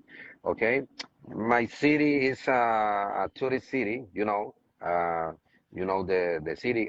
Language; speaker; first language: English; non-native, learner; Spanish